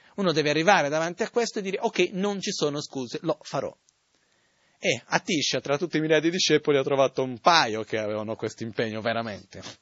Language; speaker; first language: Italian; non-native, fluent; Portuguese